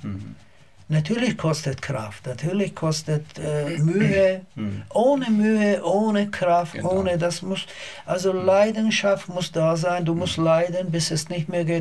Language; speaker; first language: German; non-native, learner; Azerbaijani